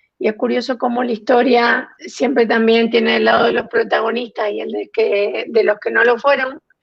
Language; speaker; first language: Spanish; native; Spanish